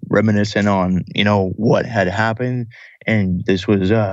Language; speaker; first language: English; early bilingual, other home language; Russian